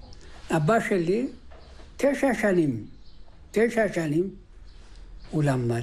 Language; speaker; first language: Hebrew; early bilingual, other home language; Amharic